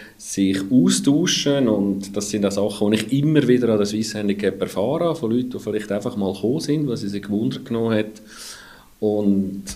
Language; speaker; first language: German; native; German